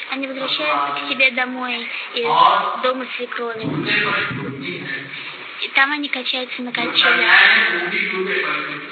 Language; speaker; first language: Russian; native; Russian